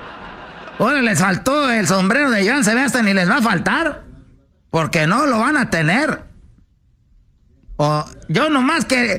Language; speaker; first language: Spanish; native; Spanish